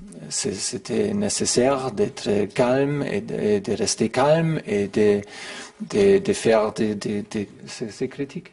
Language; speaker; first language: French; non-native, learner; German